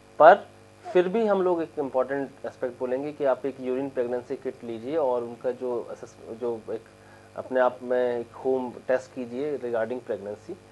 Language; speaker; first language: Hindi; native; Hindi